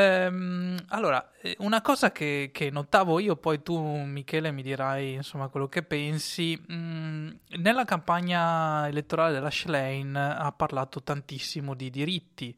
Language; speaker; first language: Italian; native; Italian